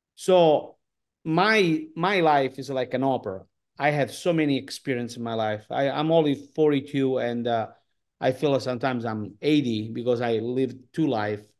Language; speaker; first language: English; non-native, learner; Italian